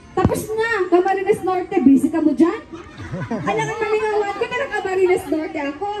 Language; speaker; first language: Filipino; non-native, local second language; Bikol